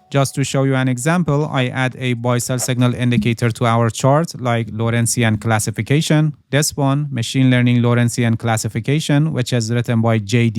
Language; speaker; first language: English; non-native, fluent; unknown